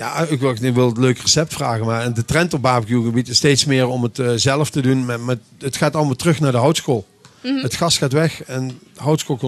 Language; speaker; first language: Dutch; native; Dutch